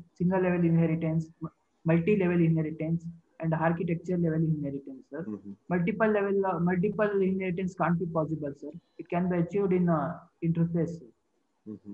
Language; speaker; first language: English; non-native, local second language; Kannada